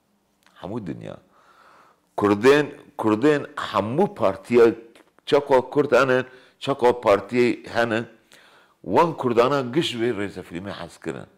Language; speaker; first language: Kurdish; native; Kurdish